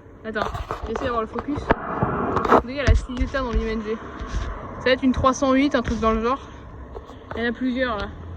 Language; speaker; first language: French; native; French